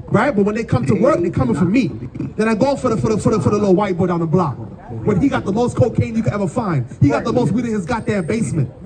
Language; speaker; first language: English; native; English